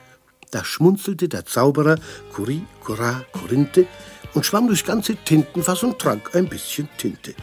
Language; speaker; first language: German; native; German